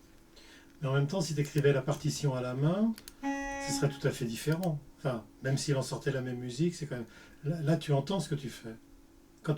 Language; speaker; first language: French; native; French